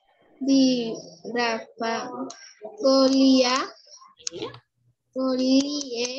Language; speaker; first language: Italian; non-native, learner; Spanish